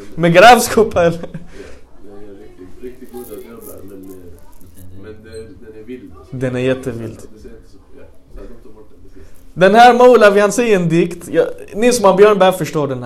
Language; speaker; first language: Swedish; non-native, fluent; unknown